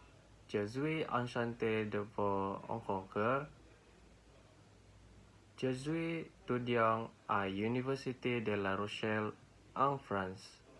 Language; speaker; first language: French; non-native, learner; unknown